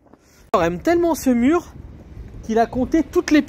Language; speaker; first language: French; native; French